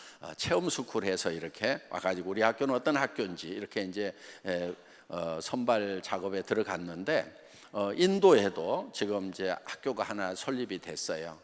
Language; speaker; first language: Korean; native; Korean